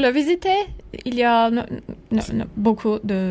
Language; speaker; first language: French; non-native, learner; Turkish